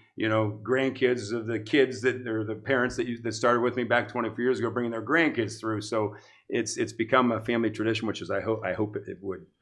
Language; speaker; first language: English; native; English